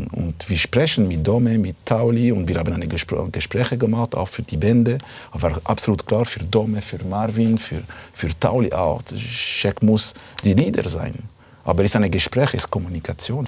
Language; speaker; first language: German; non-native, fluent; Italian